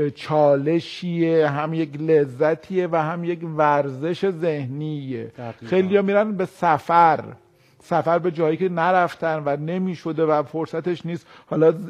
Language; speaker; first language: Persian; native; Persian